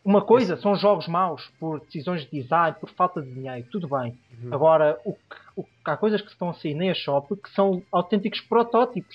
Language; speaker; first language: Portuguese; native; Portuguese